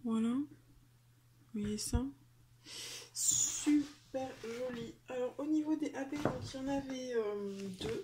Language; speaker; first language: French; native; French